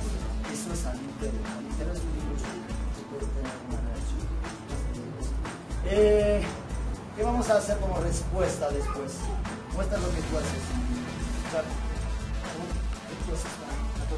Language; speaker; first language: Spanish; non-native, learner; French